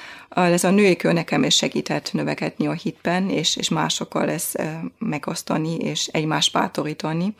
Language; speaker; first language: Hungarian; non-native, fluent; German